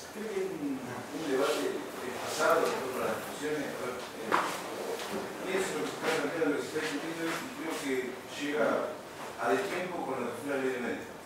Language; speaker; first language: Spanish; native; Spanish